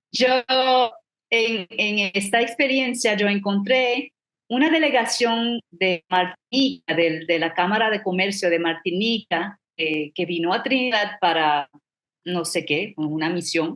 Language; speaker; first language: Spanish; non-native, fluent; English